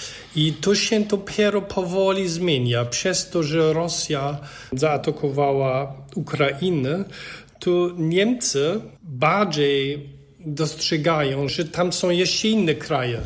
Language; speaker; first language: Polish; non-native, fluent; German